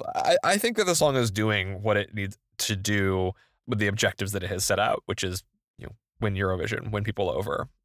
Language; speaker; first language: English; native; English